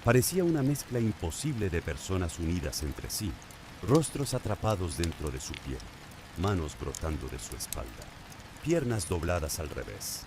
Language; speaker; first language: Spanish; native; Spanish